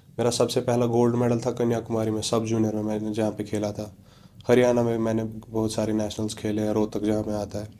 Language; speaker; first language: Urdu; non-native, local second language; Kashmiri